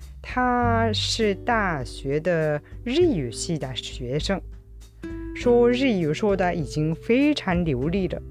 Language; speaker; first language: Chinese; non-native, fluent; Japanese